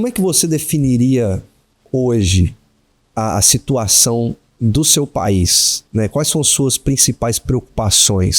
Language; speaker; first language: Portuguese; native; Portuguese